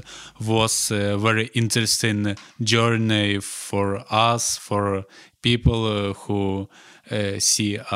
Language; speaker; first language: English; non-native, learner; Ukrainian